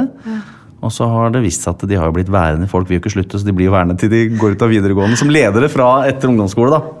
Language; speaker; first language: Norwegian; native; Norwegian